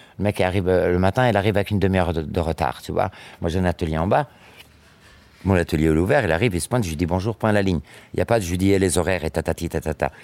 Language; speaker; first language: French; native; French